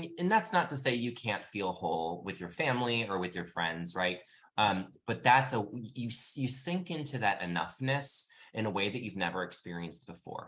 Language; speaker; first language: English; native; English